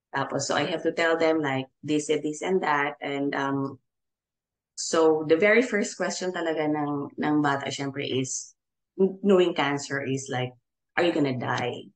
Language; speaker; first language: English; non-native, local second language; Filipino